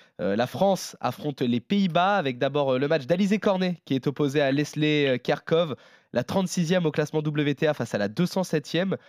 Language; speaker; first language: French; native; French